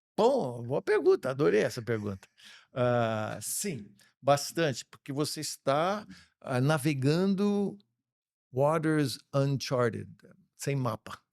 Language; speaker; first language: Portuguese; early bilingual, other home language; English